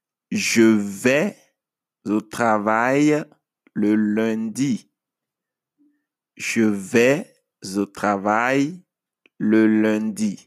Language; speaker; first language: French; non-native, fluent; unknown